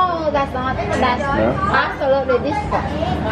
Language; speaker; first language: English; non-native, learner; Vietnamese